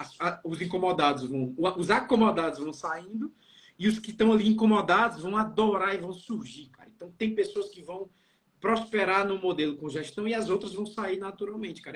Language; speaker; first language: Portuguese; native; Portuguese